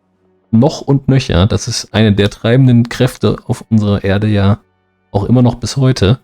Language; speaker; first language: German; native; German